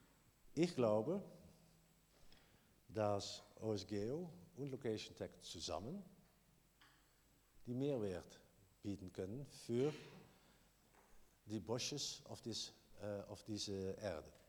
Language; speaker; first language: German; non-native, learner; Dutch